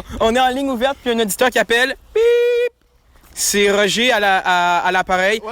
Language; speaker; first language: French; native; French